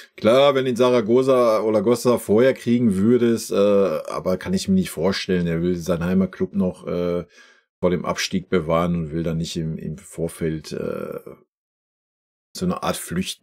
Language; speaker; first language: German; native; German